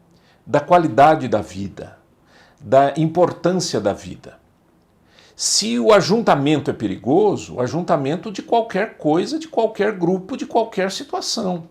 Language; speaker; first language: Portuguese; native; Portuguese